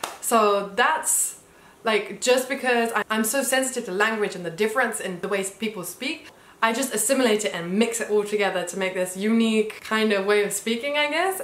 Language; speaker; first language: English; early bilingual, heritage; English